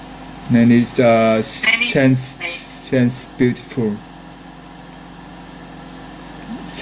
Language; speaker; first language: English; non-native, learner; Vietnamese